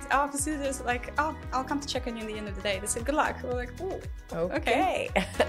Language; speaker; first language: English; non-native, fluent; Ukrainian